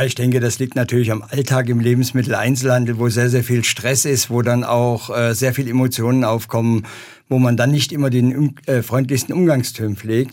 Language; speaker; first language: German; native; German